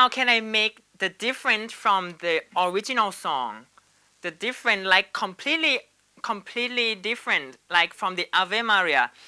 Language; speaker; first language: English; non-native, learner; Thai